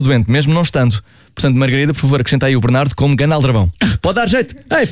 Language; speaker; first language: Portuguese; native; Portuguese